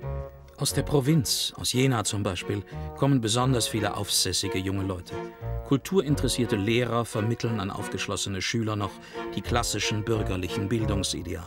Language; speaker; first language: German; native; German